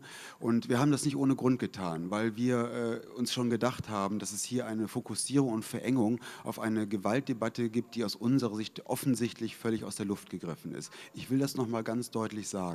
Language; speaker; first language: German; native; German